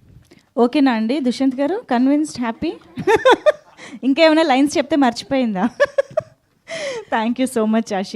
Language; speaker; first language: Telugu; native; Telugu